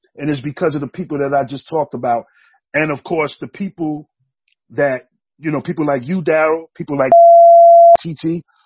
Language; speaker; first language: English; native; English